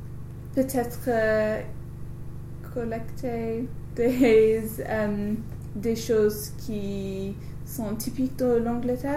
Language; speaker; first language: French; non-native, learner; English